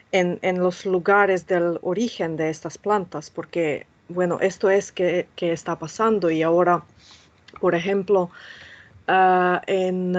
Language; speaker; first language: Spanish; non-native, fluent; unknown